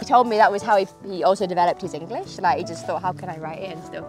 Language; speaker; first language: English; native; English